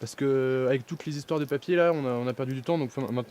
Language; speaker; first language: French; native; French